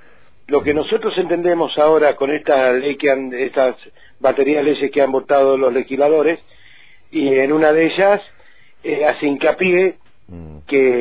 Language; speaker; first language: Spanish; native; Spanish